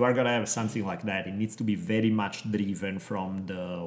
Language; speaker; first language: English; non-native, fluent; Italian